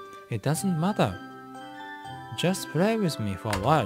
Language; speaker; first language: English; non-native, fluent; Japanese